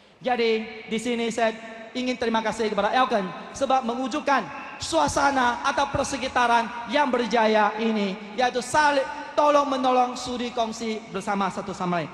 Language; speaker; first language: Malay; non-native, local second language; Chinese